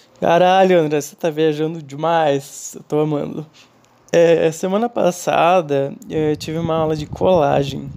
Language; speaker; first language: Portuguese; non-native, fluent; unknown